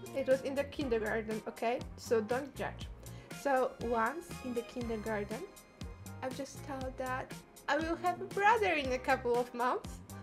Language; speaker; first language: English; non-native, fluent; Polish